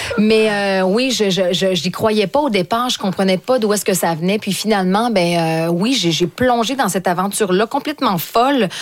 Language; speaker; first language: French; native; French